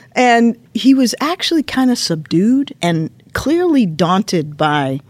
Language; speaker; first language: English; native; English